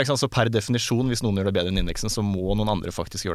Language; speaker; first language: Norwegian; native; Norwegian